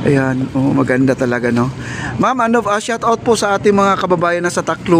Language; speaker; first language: Filipino; native; Filipino